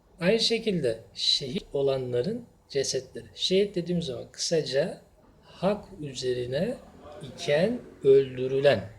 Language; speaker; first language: Turkish; native; Turkish